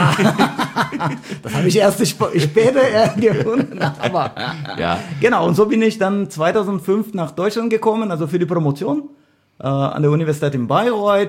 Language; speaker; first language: German; non-native, fluent; Portuguese